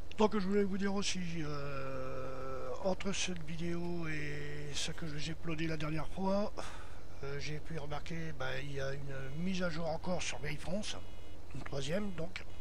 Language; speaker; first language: French; native; French